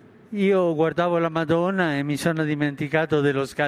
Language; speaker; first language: Italian; non-native, fluent; Spanish